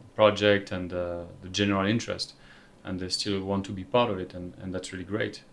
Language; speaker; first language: English; non-native, fluent; French